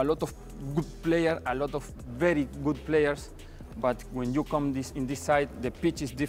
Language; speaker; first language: English; non-native, learner; Spanish